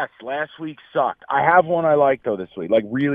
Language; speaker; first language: English; native; English